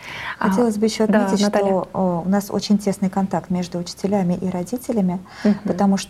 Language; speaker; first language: Russian; native; Russian